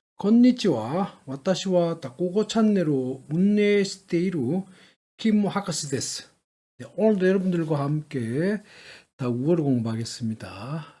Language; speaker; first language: Japanese; non-native, learner; Korean